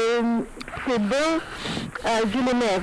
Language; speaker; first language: French; non-native, learner; Arabic